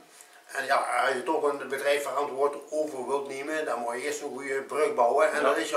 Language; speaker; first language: Dutch; native; Dutch